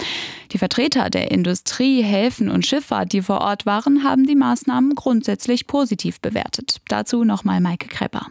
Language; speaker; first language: German; native; German